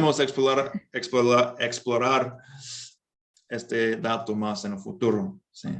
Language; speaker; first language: Spanish; non-native, fluent; English